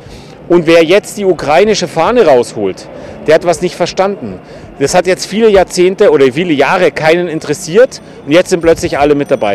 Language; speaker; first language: German; native; German